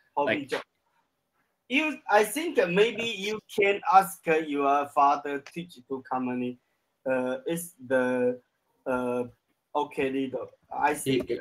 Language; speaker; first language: English; non-native, learner; Chinese